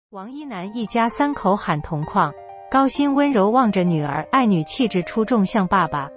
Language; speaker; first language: Chinese; native; Chinese